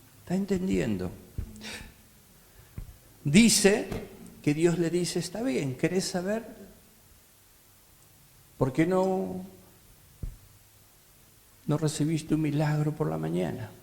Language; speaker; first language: Spanish; native; Spanish